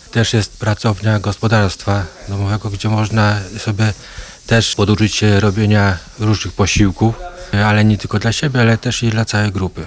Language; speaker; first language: Polish; native; Polish